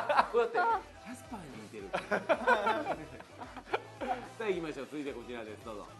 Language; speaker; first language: Japanese; native; Japanese